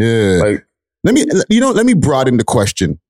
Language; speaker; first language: English; native; English